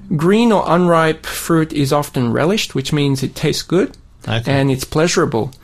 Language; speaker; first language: English; native; English